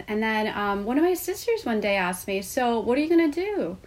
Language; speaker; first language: English; non-native, fluent; Korean